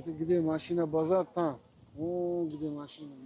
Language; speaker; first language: Russian; non-native, local second language; Uzbek